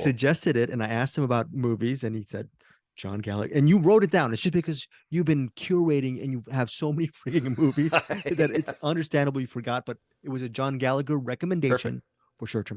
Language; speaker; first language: English; native; English